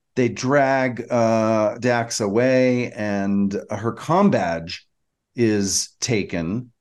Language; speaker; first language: English; native; English